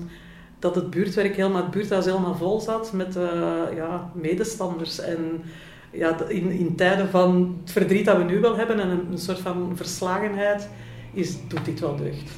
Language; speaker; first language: Dutch; native; Dutch